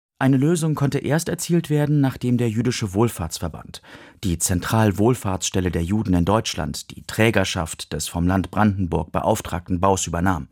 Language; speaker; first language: German; native; German